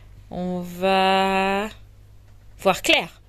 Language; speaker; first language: French; native; French